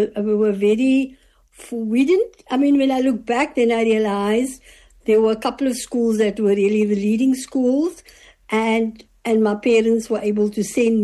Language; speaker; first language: English; native; English